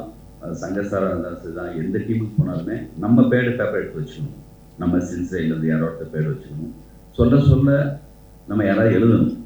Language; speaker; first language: Tamil; native; Tamil